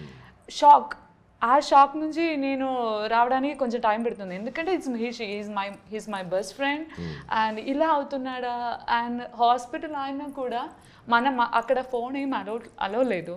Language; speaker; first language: Telugu; non-native, local second language; Malayalam